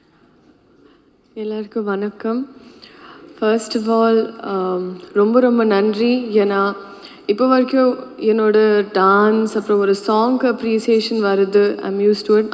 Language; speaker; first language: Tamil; non-native, learner; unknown